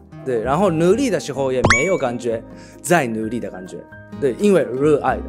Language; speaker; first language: Chinese; non-native, learner; Japanese